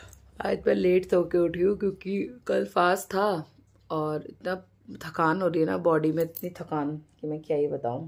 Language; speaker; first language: Hindi; native; Hindi